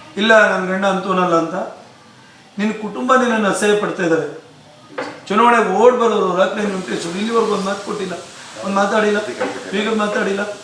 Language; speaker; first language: Kannada; native; Kannada